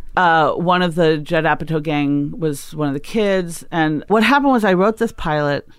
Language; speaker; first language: English; native; English